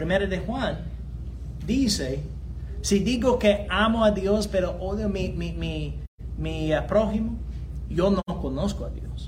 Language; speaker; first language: Spanish; non-native, fluent; English